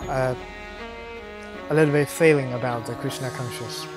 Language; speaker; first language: English; non-native, learner; Chinese